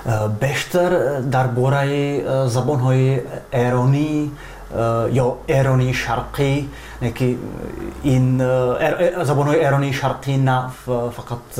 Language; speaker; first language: Persian; non-native, fluent; Czech